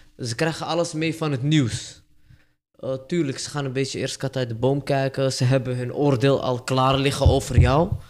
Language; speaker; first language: Dutch; early bilingual, other home language; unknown